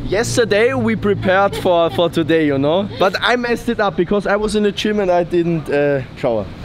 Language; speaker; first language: English; non-native, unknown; German